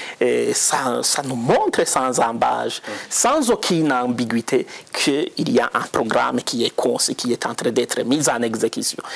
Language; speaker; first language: French; non-native, local second language; Rundi